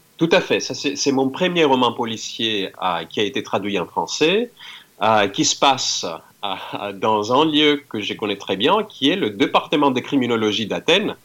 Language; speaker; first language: French; non-native, fluent; Greek